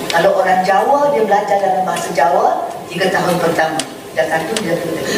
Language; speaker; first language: Malay; native; Malay